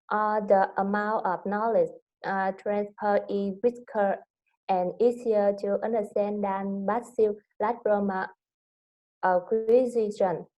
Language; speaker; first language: English; non-native, learner; Vietnamese